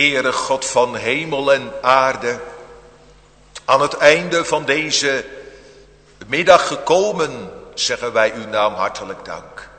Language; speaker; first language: Dutch; native; Dutch